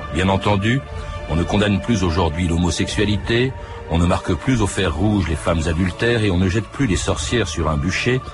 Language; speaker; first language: French; native; French